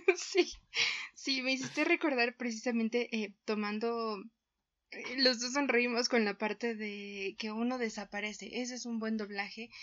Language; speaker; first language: Spanish; native; Spanish